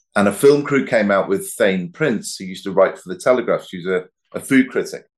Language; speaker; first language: English; native; English